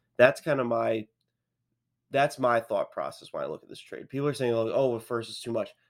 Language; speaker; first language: English; native; English